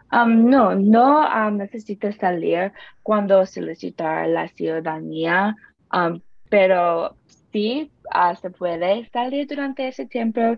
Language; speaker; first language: Spanish; non-native, learner; English